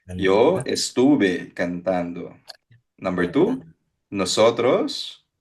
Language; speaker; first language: Spanish; non-native, fluent; Filipino